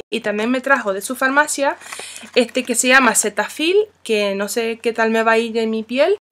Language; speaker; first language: Spanish; non-native, fluent; English